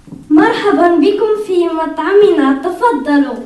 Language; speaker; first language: Arabic; non-native, learner; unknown